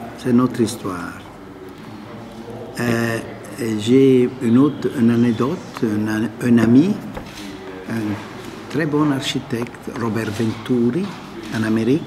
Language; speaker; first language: French; non-native, fluent; Italian